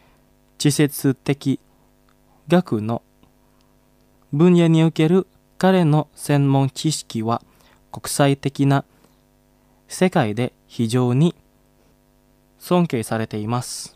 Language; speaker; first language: Japanese; non-native, fluent; Indonesian